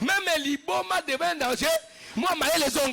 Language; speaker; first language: French; non-native, local second language; Lingala